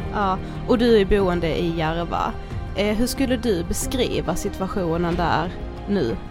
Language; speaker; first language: Swedish; native; Swedish